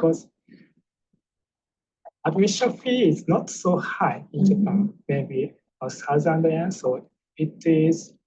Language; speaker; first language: English; non-native, fluent; Japanese